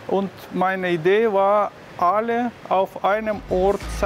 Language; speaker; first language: German; non-native, learner; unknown